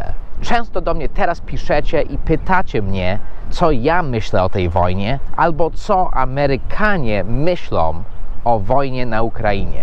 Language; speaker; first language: Polish; non-native, fluent; English